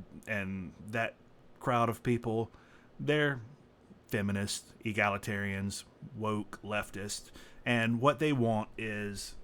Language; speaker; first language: English; native; English